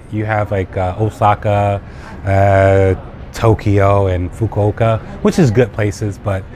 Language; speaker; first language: English; native; English